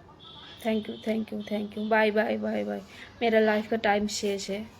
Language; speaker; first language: Hindi; non-native, local second language; Bangla